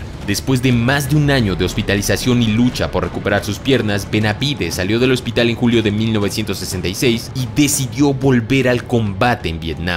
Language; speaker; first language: Spanish; native; Spanish